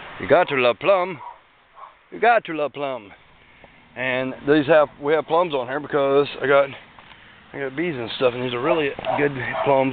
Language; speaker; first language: English; native; English